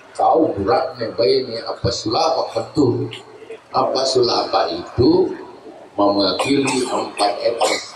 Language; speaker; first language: Indonesian; native; Indonesian